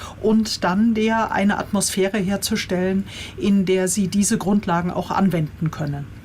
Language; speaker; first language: German; native; German